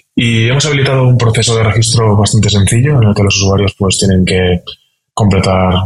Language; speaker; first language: Spanish; native; Spanish